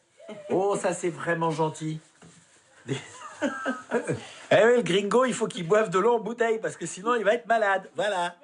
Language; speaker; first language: French; native; French